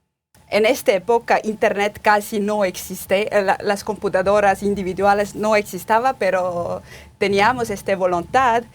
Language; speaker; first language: Spanish; non-native, fluent; Estonian